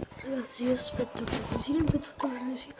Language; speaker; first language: Italian; native; Italian